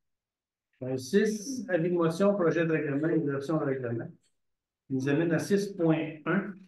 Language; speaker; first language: French; native; French